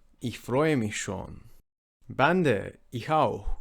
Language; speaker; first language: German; non-native, fluent; Turkish